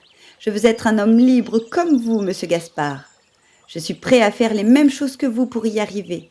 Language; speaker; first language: French; native; French